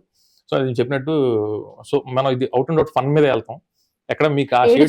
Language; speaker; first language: Telugu; native; Telugu